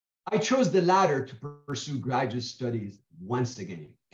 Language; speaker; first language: English; non-native, fluent; Persian